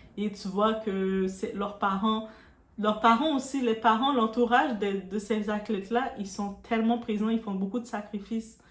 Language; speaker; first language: French; non-native, local second language; Haitian Creole